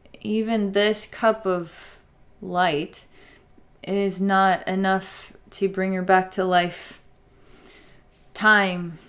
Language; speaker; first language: English; native; English